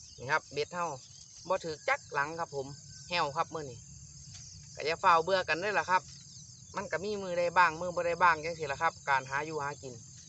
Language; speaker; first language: Thai; native; Thai